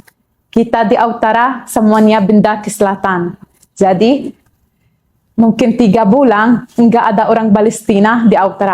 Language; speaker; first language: Indonesian; non-native, learner; Arabic